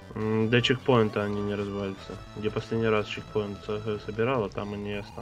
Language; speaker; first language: Russian; native; Russian